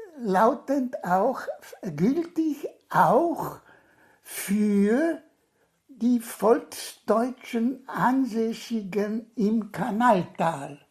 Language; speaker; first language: German; non-native, fluent; Italian